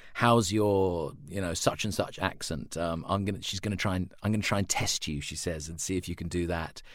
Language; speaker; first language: English; native; English